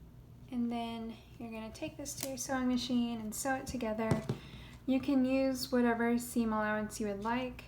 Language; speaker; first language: English; native; English